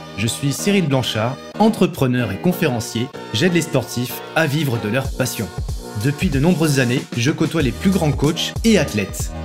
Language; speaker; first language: French; native; French